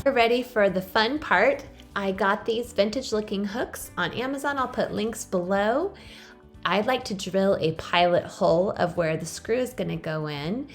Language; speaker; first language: English; native; English